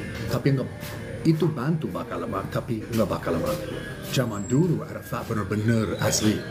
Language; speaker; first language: Indonesian; non-native, learner; English